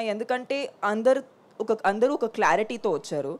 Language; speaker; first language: Telugu; non-native, fluent; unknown